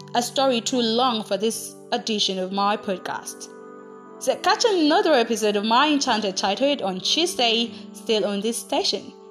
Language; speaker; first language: English; non-native, local second language; Igbo